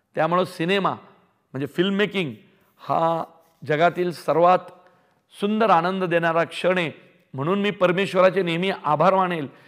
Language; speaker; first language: Marathi; native; Marathi